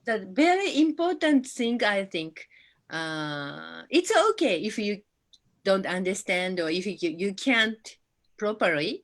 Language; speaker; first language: English; non-native, learner; Japanese